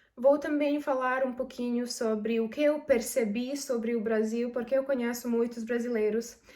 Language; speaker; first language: Portuguese; non-native, fluent; Serbian